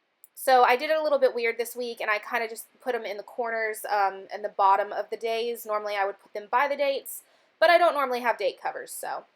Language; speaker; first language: English; native; English